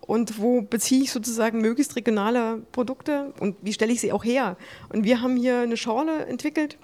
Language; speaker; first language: German; native; German